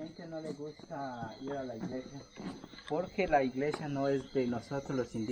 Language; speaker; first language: Spanish; non-native, local second language; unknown